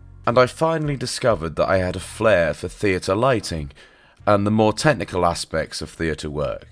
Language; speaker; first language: English; native; English